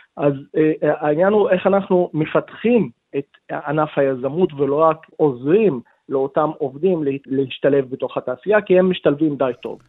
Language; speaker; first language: Hebrew; non-native, local second language; Arabic